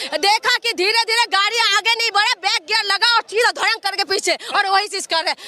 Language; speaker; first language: Hindi; non-native, local second language; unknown